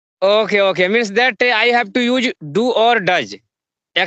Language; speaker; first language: English; non-native, learner; Hindi